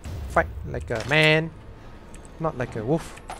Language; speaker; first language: English; non-native, local second language; Chinese